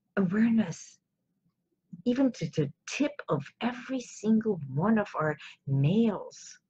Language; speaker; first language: English; non-native, fluent; Armenian